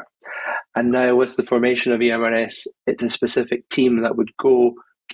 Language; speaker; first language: English; native; English